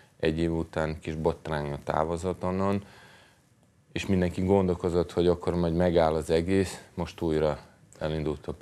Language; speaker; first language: Hungarian; non-native, fluent; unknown